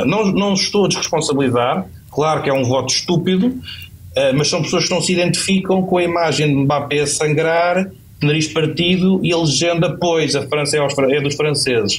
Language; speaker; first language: Portuguese; native; Portuguese